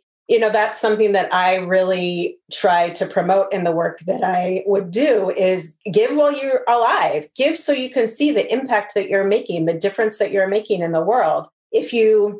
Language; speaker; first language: English; native; English